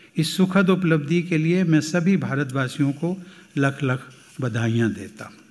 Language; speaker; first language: Hindi; native; Hindi